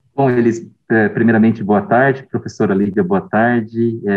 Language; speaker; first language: Portuguese; native; Portuguese